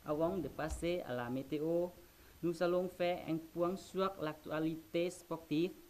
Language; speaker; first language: French; non-native, learner; Lao